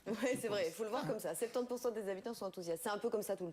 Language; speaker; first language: French; native; French